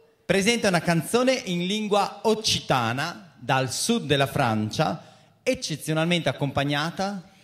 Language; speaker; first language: Italian; native; Italian